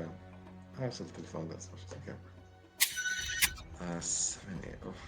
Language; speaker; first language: French; non-native, learner; English